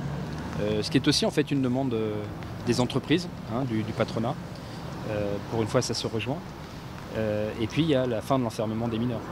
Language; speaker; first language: French; native; French